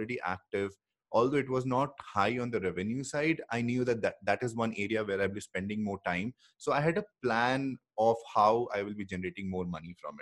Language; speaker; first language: English; non-native, local second language; Hindi